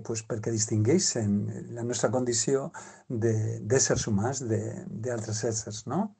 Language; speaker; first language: Catalan; non-native, local second language; Spanish